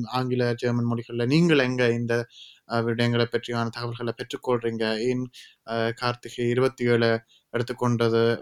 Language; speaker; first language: Tamil; early bilingual, heritage; Tamil